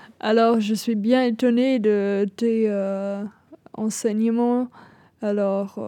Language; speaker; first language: French; non-native, fluent; German